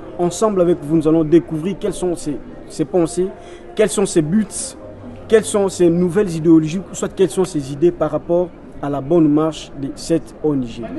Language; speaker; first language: French; non-native, local second language; Lingala